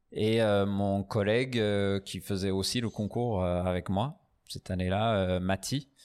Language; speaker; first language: French; non-native, fluent; English